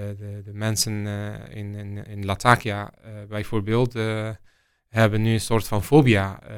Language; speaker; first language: Dutch; non-native, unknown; Arabic